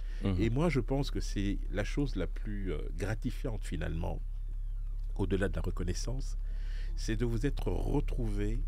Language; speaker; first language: French; native; French